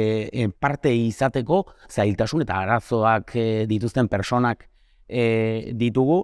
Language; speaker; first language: Basque; native; Basque